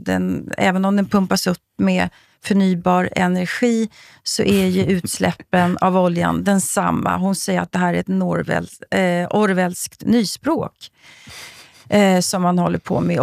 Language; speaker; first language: Swedish; native; Swedish